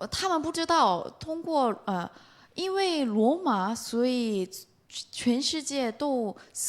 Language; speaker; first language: Chinese; non-native, fluent; Korean